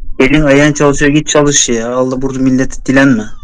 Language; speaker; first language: Turkish; native; Turkish